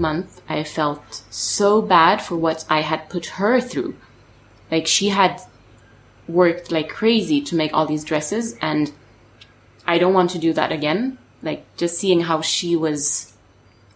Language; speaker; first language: English; non-native, fluent; French